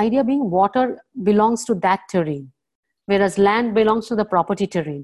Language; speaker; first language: English; non-native, local second language; Bangla